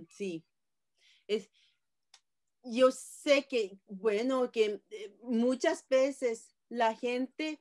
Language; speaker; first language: Spanish; non-native, fluent; Japanese